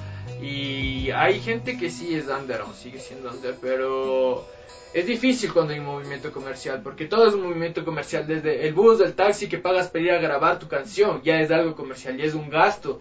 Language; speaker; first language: Spanish; native; Spanish